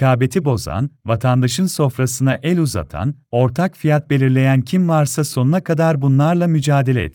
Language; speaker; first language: Turkish; native; Turkish